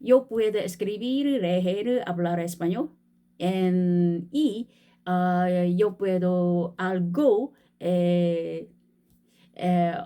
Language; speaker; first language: Spanish; non-native, learner; Korean